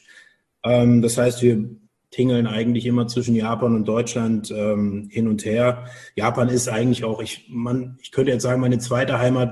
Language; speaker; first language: German; native; German